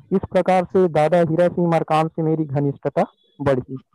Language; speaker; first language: Hindi; native; Hindi